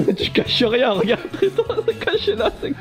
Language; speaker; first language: French; native; French